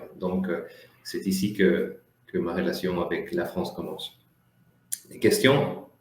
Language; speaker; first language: French; non-native, fluent; Spanish